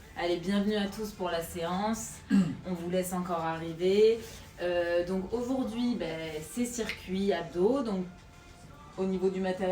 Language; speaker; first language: French; native; French